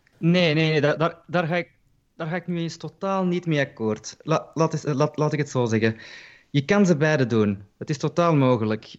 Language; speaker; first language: Dutch; early bilingual, other home language; Turkish